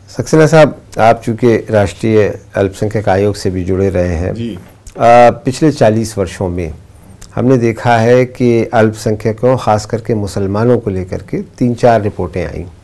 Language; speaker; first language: Hindi; native; Hindi